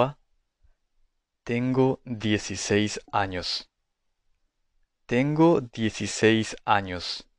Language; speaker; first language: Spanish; non-native, fluent; Japanese